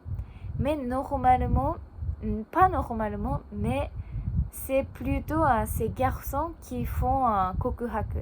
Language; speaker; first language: French; non-native, learner; Japanese